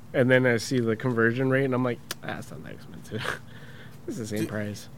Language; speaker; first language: English; early bilingual, other home language; Spanish